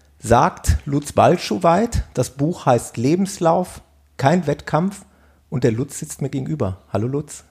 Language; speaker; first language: German; native; German